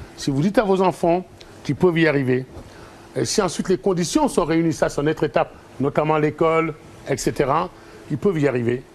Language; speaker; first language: French; early bilingual, other home language; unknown